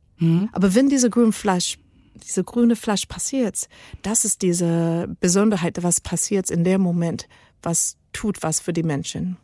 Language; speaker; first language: German; non-native, learner; Spanish